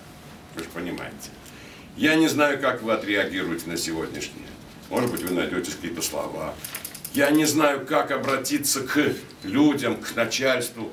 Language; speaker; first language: Russian; native; Russian